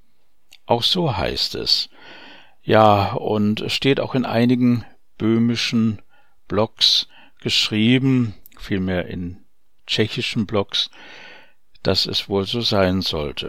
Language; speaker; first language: German; native; German